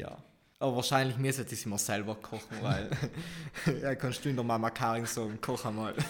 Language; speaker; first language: German; native; German